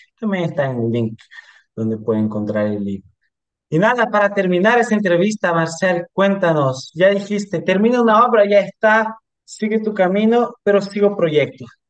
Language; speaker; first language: Spanish; non-native, fluent; Portuguese